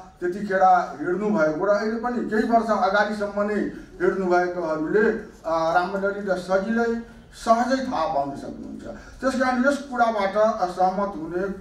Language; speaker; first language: Nepali; non-native, local second language; Maithili